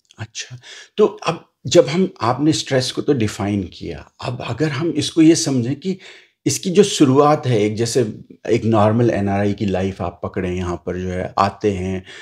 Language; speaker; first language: Hindi; native; Hindi